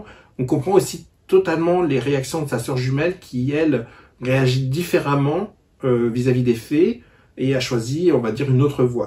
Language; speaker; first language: French; native; French